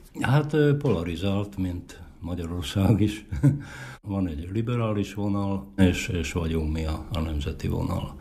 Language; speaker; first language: Hungarian; native; Hungarian